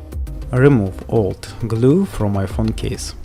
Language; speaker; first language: English; non-native, fluent; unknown